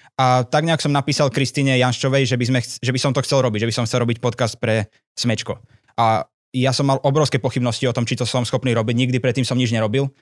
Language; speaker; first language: Slovak; native; Slovak